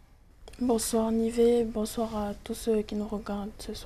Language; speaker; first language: French; non-native, local second language; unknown